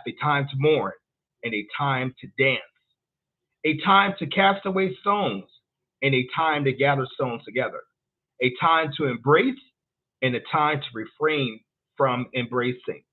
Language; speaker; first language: English; native; English